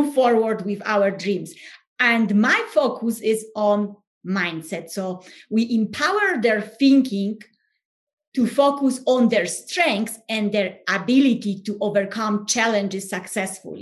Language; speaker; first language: English; non-native, fluent; Polish